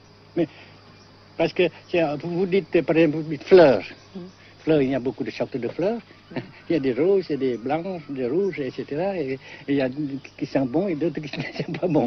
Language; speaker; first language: French; non-native, fluent; Vietnamese